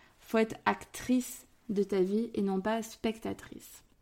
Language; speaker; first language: French; native; French